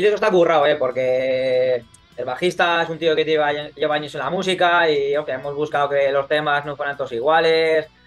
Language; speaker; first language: Spanish; native; Spanish